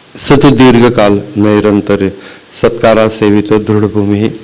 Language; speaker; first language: Hindi; non-native, local second language; Marathi